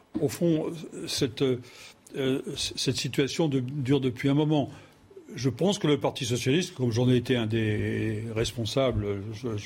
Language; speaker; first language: French; native; French